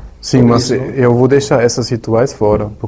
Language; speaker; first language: Portuguese; non-native, learner; German